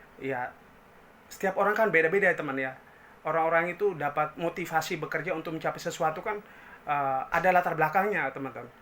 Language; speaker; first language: Indonesian; native; Indonesian